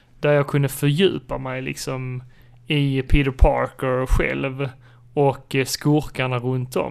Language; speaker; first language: Swedish; native; Swedish